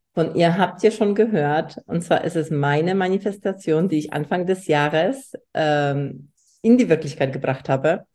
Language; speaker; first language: German; native; German